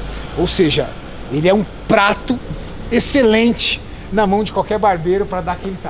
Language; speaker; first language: Portuguese; native; Portuguese